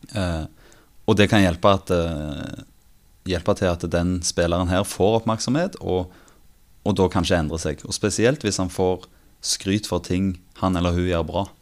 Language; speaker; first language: Norwegian; native; Norwegian